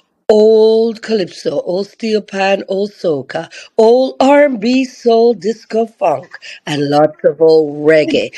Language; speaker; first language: English; native; English